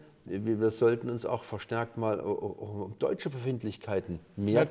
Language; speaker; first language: German; native; German